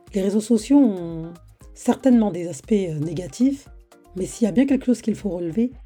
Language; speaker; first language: French; native; French